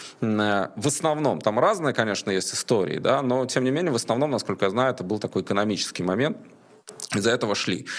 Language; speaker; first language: Russian; native; Russian